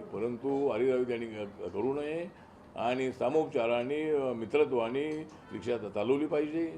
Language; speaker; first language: Marathi; native; Marathi